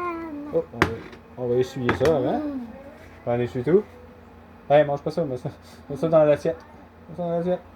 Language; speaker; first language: French; native; French